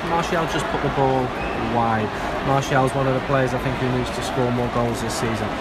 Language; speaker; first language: English; native; English